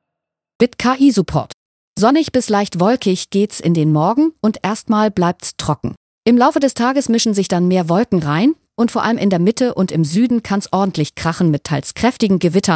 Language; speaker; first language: German; native; German